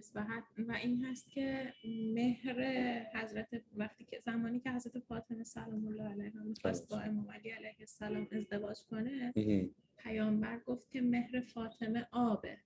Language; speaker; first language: Persian; early bilingual, heritage; Persian